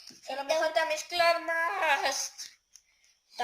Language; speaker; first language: Spanish; native; Spanish